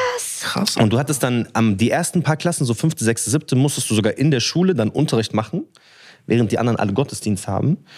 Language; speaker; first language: German; early bilingual, other home language; Arabic